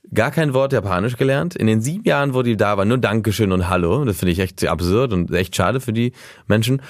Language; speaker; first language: German; early bilingual, heritage; German